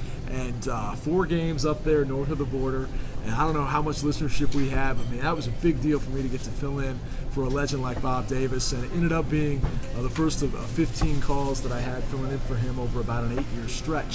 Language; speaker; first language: English; native; English